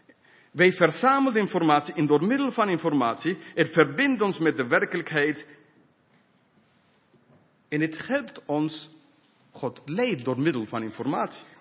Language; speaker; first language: Dutch; non-native, fluent; English